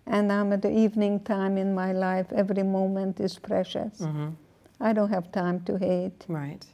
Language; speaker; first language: English; non-native, fluent; Hungarian